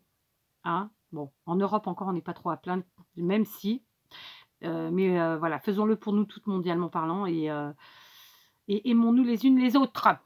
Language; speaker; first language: French; native; French